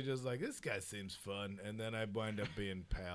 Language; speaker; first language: English; native; English